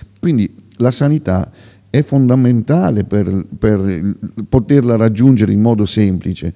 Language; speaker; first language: Italian; native; Italian